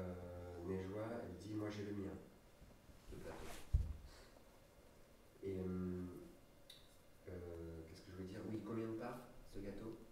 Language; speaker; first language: French; native; French